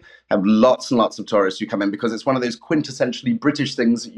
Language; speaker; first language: English; native; English